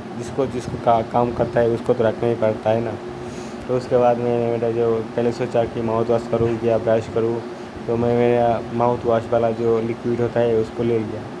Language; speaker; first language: Hindi; non-native, local second language; Bangla